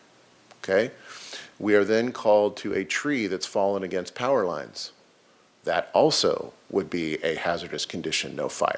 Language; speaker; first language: English; native; English